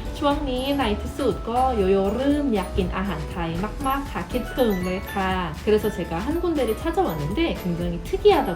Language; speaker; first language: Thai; non-native, learner; Korean